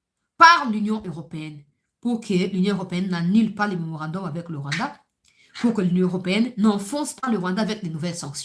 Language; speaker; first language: French; non-native, local second language; Lingala